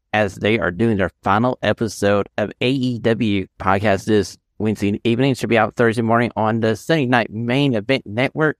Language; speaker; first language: English; native; English